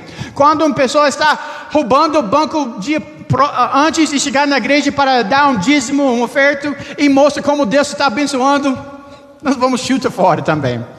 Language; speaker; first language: Portuguese; non-native, learner; English